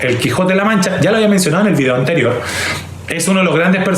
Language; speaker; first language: Spanish; native; Spanish